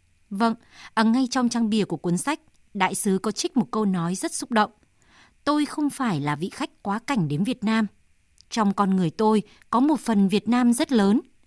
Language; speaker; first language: Vietnamese; native; Vietnamese